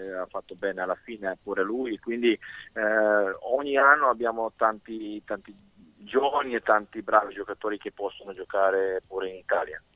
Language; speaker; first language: Italian; non-native, fluent; Serbian